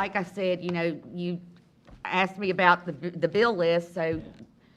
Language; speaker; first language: English; native; English